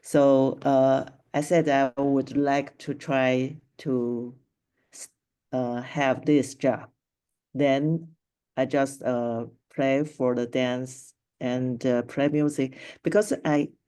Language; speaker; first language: English; non-native, local second language; Chinese